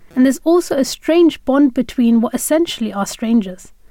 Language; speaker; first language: English; native; English